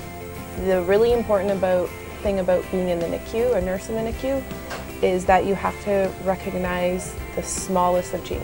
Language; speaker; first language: English; native; English